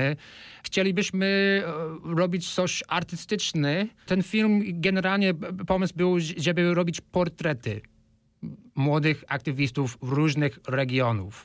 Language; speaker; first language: Polish; non-native, fluent; English